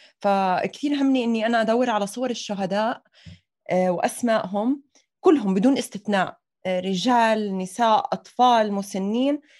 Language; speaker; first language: Arabic; native; Arabic